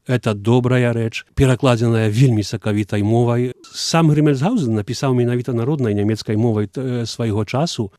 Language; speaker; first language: Belarusian; early bilingual, heritage; Belarusian